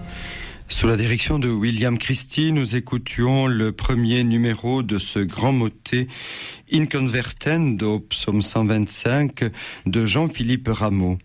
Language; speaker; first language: French; native; French